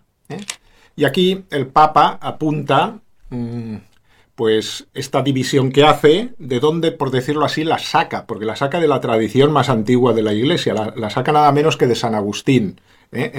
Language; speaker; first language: Spanish; native; Spanish